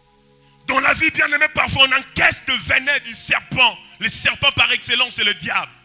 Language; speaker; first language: French; non-native, local second language; Lingala